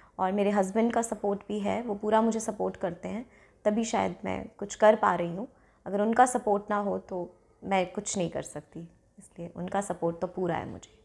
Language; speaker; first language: Hindi; non-native, local second language; Dogri